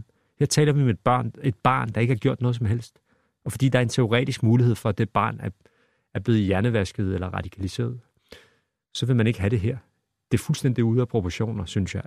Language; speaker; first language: Danish; native; Danish